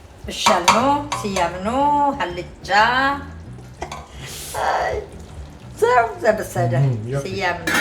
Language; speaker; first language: Hebrew; non-native, fluent; Amharic